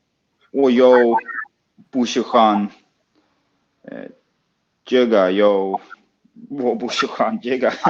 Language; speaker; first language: Chinese; non-native, learner; Swedish